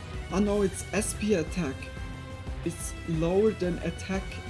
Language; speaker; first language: English; non-native, fluent; Swiss German